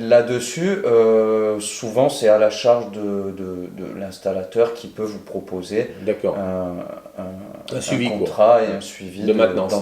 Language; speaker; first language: French; native; French